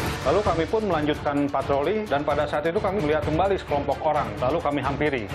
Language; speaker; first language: Indonesian; native; Indonesian